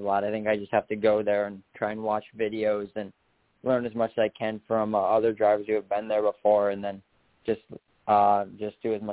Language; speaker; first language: English; native; English